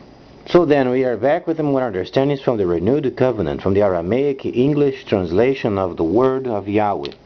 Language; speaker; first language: English; non-native, fluent; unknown